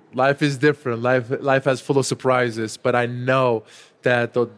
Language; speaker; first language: English; non-native, fluent; Turkish